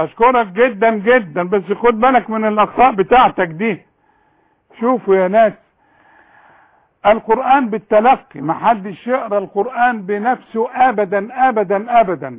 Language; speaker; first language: Arabic; native; Arabic